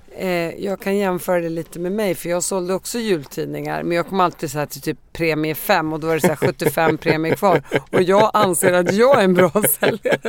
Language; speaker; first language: Swedish; native; Swedish